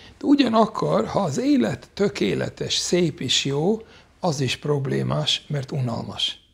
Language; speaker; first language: Hungarian; non-native, fluent; English